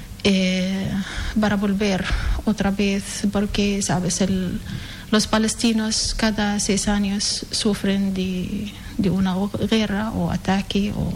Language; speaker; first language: Spanish; non-native, learner; Arabic